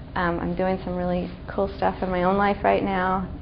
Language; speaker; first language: English; native; English